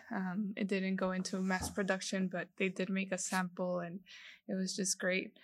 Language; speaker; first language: English; non-native, fluent; Spanish